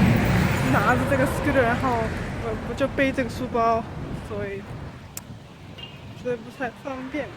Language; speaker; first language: Chinese; early bilingual, heritage; Chinese